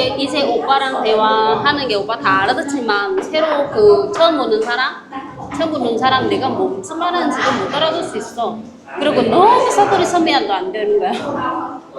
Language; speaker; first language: Korean; non-native, learner; Vietnamese